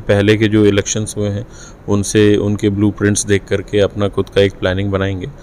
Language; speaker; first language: Hindi; native; Hindi